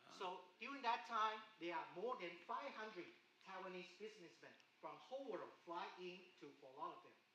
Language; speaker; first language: English; non-native, fluent; Chinese